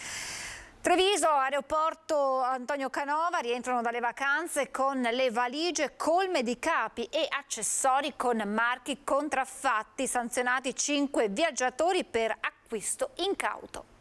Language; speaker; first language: Italian; native; Italian